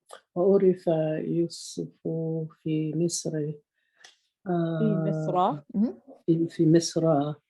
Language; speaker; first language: Arabic; non-native, learner; English